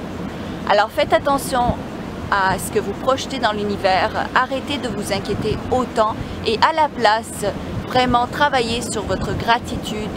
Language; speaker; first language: French; native; French